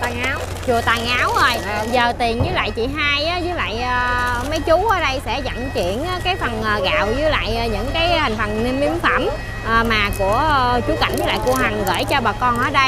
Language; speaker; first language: Vietnamese; native; Vietnamese